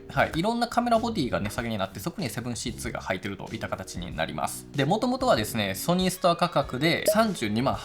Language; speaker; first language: Japanese; native; Japanese